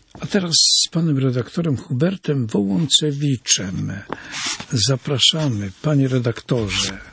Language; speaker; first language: Polish; native; Polish